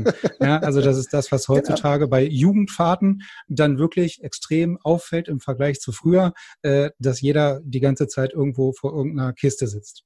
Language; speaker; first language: German; native; German